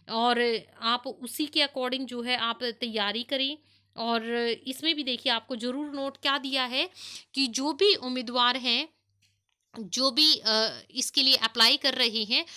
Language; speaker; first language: Hindi; non-native, local second language; Punjabi